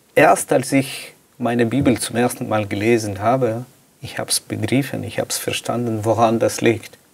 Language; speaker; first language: German; non-native, fluent; Russian